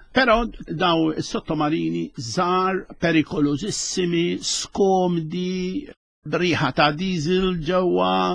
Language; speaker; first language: Maltese; early bilingual, other home language; Spanish